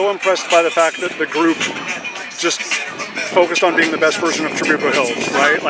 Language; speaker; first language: English; native; English